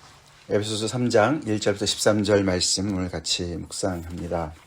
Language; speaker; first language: Korean; native; Korean